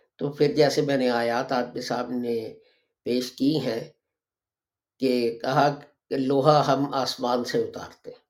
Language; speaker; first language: Urdu; native; Urdu